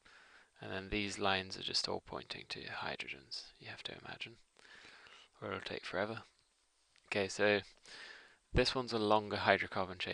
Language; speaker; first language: English; native; English